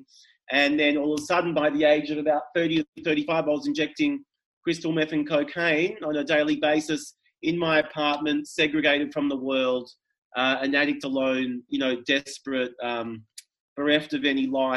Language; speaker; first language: English; native; English